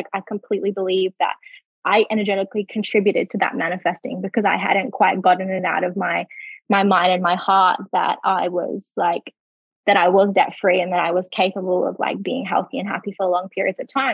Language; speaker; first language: English; native; English